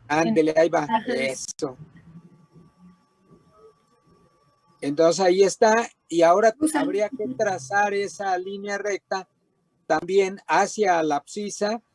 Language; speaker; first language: Spanish; native; Spanish